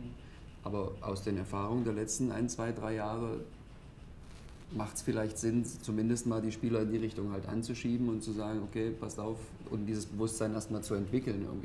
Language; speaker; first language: German; native; German